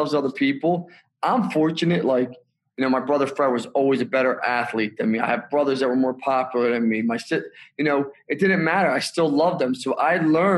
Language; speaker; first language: English; native; English